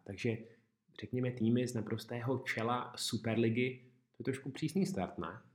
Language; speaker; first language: Czech; native; Czech